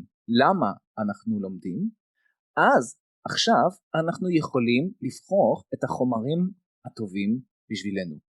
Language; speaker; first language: Hebrew; non-native, fluent; French